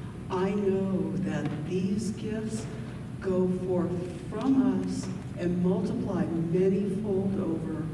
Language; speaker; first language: English; native; English